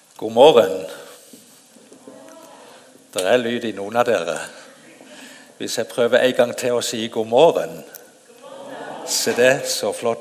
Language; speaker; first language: Norwegian; native; Norwegian